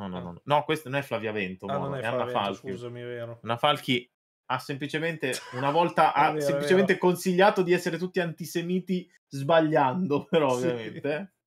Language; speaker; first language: Italian; native; Italian